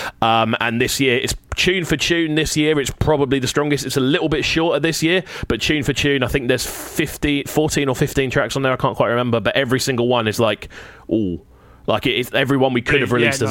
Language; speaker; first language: English; native; English